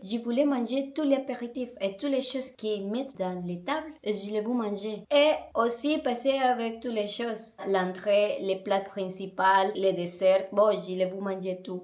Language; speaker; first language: French; non-native, learner; Spanish